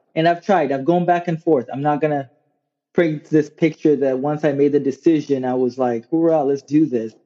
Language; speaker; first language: English; non-native, local second language; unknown